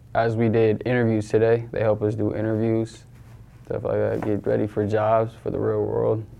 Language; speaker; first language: English; native; English